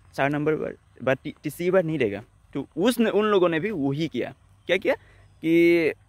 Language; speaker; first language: Hindi; non-native, local second language; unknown